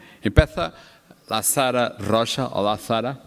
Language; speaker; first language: Spanish; non-native, learner; Portuguese